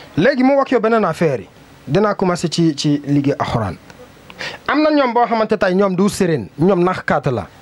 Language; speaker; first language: Wolof; non-native, learner; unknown